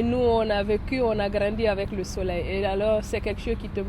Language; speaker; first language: French; non-native, local second language; Mossi